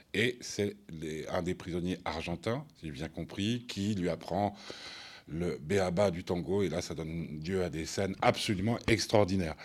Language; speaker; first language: French; native; French